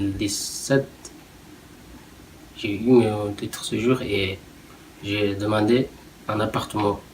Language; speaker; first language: French; non-native, learner; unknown